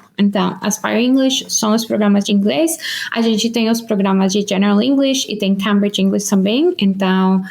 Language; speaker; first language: Portuguese; non-native, fluent; Spanish